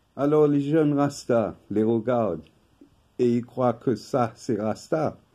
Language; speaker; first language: French; non-native, fluent; English